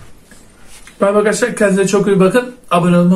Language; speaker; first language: Turkish; native; Turkish